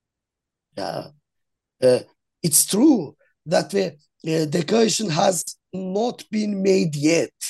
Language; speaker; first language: English; non-native, learner; Azerbaijani